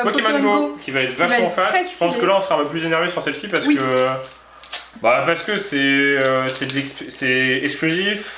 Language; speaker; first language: French; native; French